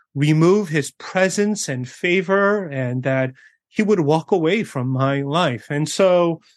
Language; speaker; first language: English; early bilingual, other home language; Korean